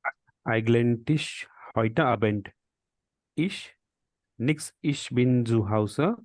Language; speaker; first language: German; non-native, learner; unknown